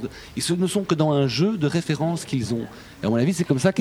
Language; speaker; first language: French; native; French